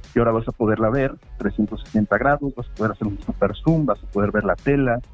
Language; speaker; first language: Spanish; native; Spanish